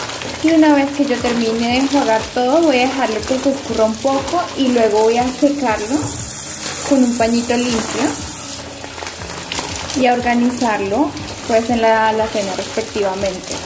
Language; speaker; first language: Spanish; native; Spanish